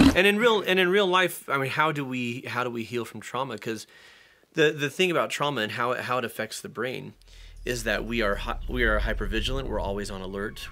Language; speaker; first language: English; native; English